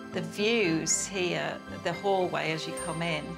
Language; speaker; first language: English; native; English